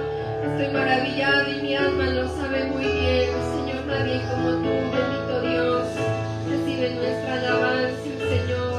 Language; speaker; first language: Spanish; native; Spanish